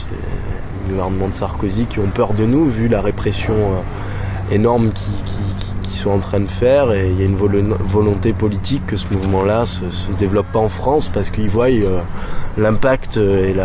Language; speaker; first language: French; native; French